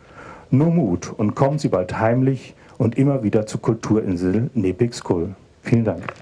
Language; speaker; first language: German; native; German